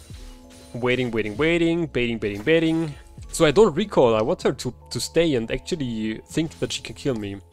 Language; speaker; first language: English; non-native, fluent; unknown